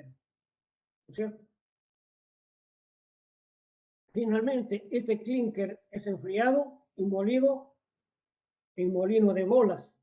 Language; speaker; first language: Spanish; native; Spanish